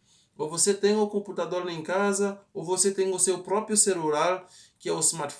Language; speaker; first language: Portuguese; non-native, fluent; Haitian Creole